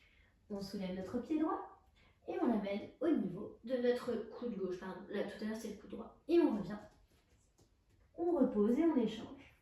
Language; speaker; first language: French; native; French